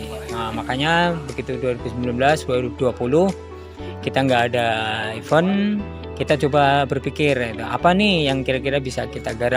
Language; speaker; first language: Indonesian; native; Indonesian